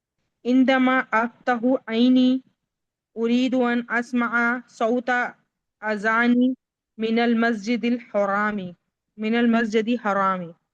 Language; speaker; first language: Arabic; non-native, learner; Urdu